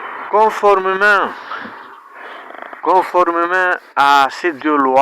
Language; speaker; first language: French; non-native, learner; Romanian